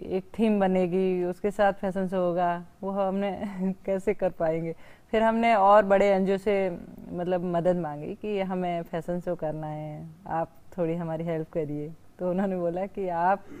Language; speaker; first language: Hindi; native; Hindi